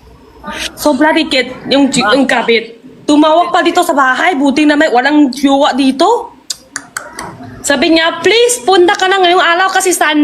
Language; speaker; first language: Filipino; non-native, learner; Chinese